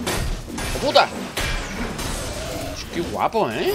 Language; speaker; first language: Spanish; native; Spanish